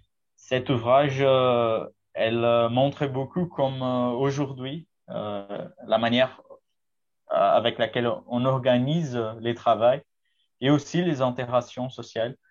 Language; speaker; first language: French; non-native, fluent; Portuguese